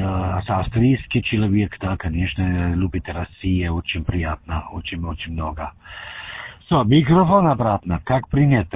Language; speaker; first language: Russian; non-native, learner; German